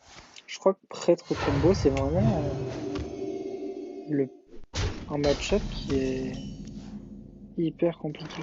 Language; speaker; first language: French; native; French